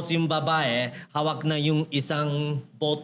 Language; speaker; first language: Filipino; non-native, learner; Japanese